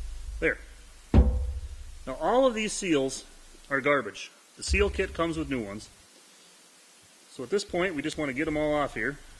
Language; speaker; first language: English; native; English